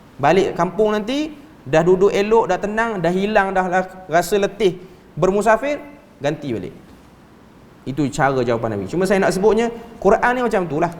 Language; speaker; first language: Malay; native; Malay